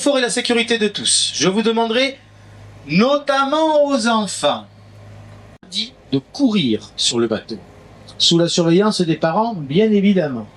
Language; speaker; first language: French; native; French